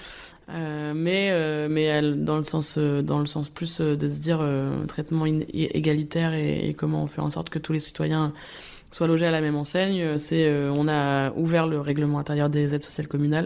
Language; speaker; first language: French; native; French